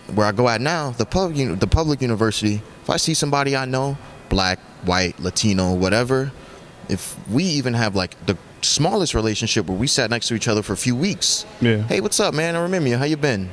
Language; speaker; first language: English; native; English